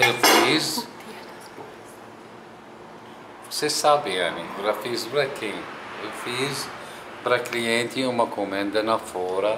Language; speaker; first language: Portuguese; non-native, learner; Arabic